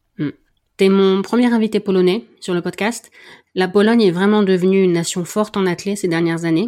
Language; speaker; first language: French; native; French